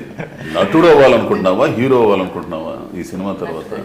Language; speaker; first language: Telugu; native; Telugu